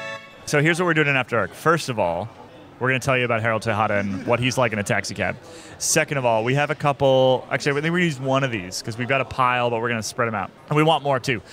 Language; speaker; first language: English; native; English